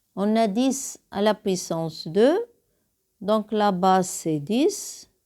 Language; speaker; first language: French; non-native, local second language; Arabic